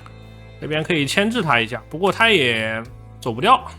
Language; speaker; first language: Chinese; native; Chinese